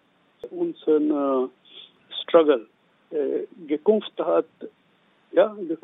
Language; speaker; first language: German; non-native, learner; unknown